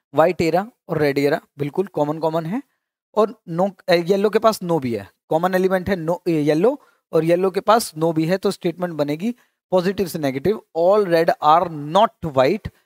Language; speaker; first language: Hindi; native; Hindi